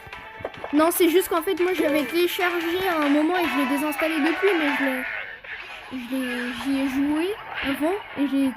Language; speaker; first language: French; native; French